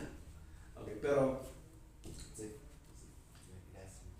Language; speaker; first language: Spanish; non-native, learner; English